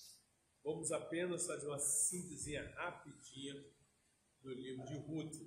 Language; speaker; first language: Portuguese; native; Portuguese